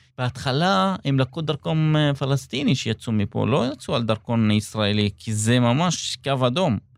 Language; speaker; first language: Hebrew; non-native, local second language; Arabic